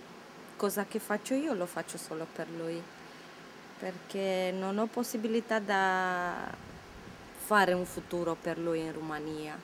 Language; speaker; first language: Italian; non-native, learner; Romanian